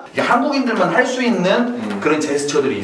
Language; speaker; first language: Korean; native; Korean